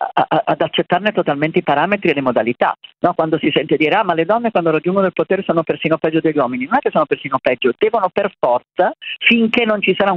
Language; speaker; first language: Italian; native; Italian